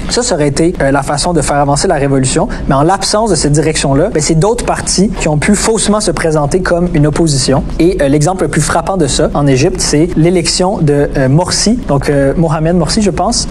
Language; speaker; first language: French; native; French